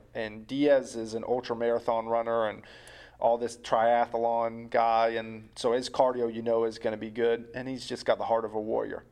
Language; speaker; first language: English; native; English